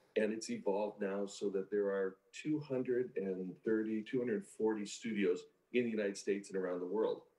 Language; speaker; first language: English; native; English